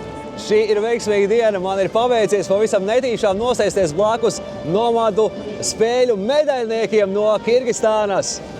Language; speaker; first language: Latvian; native; Latvian